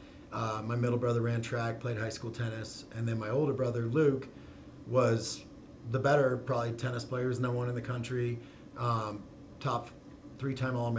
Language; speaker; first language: English; native; English